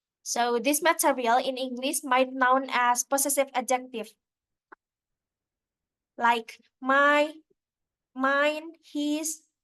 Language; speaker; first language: English; non-native, fluent; Indonesian